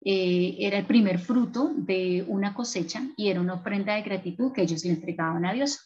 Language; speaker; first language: Spanish; native; Spanish